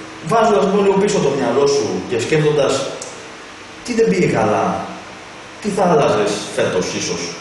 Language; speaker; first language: Greek; native; Greek